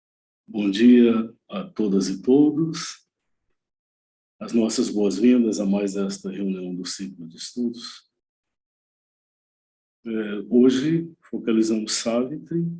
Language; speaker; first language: Portuguese; native; Portuguese